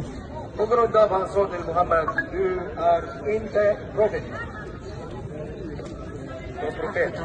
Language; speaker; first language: Swedish; non-native, learner; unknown